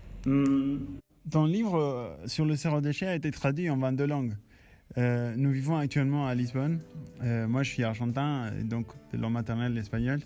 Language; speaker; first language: French; non-native, fluent; Spanish